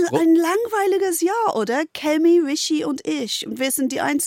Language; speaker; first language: German; non-native, fluent; English